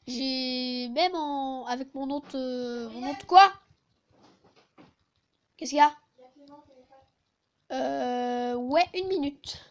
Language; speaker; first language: French; native; French